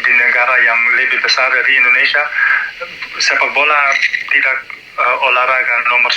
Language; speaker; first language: Indonesian; non-native, learner; Dutch